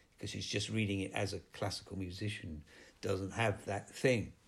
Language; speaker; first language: English; native; English